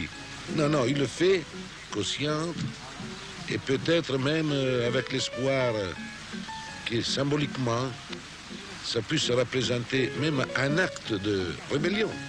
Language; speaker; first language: French; non-native, fluent; Greek